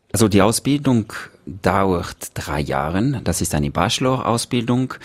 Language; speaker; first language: German; non-native, local second language; French